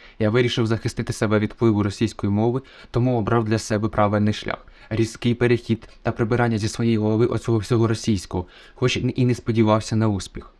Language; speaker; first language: Ukrainian; native; Ukrainian